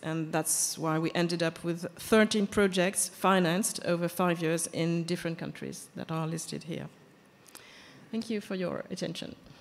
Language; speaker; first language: English; non-native, fluent; French